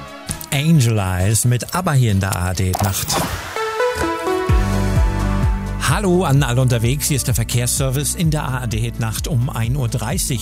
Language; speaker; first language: German; native; German